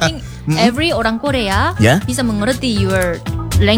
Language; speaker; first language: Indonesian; non-native, learner; Korean